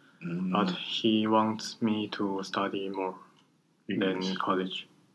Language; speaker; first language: English; non-native, learner; Chinese